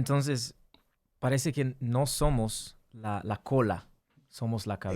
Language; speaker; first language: Spanish; early bilingual, heritage; English